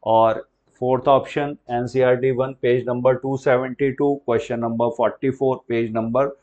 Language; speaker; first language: Hindi; native; Hindi